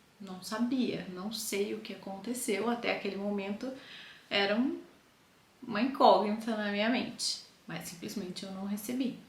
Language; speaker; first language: Portuguese; native; Portuguese